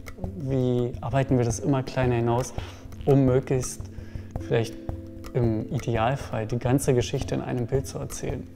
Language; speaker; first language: German; native; German